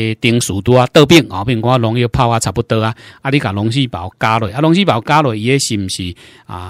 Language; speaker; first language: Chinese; non-native, local second language; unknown